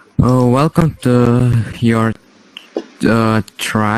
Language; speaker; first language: English; non-native, learner; Slovak